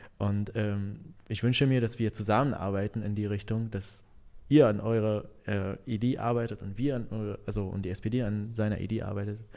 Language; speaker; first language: German; non-native, fluent; Arabic